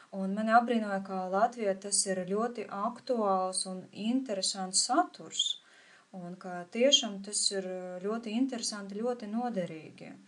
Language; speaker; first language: Latvian; non-native, fluent; Ukrainian